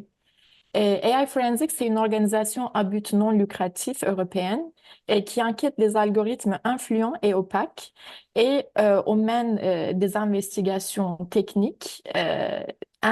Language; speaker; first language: French; native; French